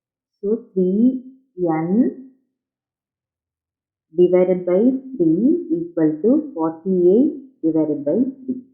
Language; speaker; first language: English; non-native, local second language; Tamil